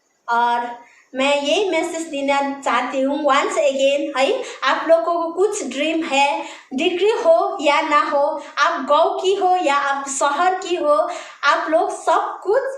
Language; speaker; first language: Hindi; non-native, local second language; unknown